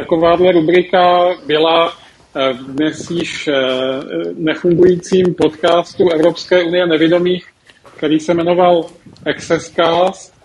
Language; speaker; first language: Czech; native; Czech